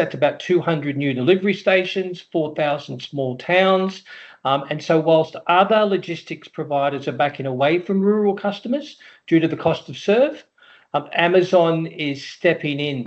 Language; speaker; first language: English; native; English